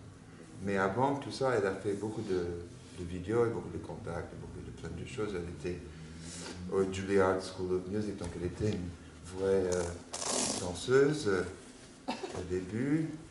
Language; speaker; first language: French; non-native, fluent; English